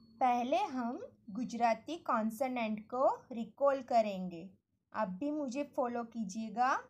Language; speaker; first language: Hindi; non-native, local second language; Gujarati